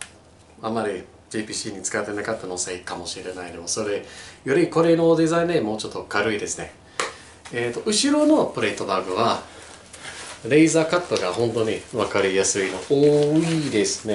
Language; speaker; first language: Japanese; non-native, learner; English